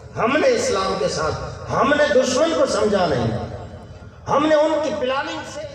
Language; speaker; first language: Urdu; non-native, local second language; Baluchi